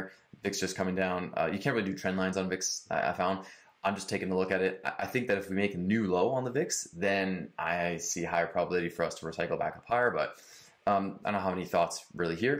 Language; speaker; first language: English; native; English